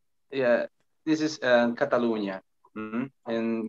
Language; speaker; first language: English; non-native, learner; Spanish